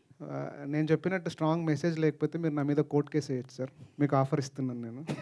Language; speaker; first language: Telugu; native; Telugu